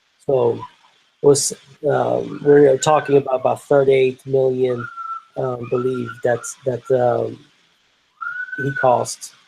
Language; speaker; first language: English; non-native, fluent; Swedish